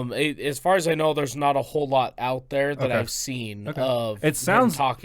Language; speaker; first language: English; native; English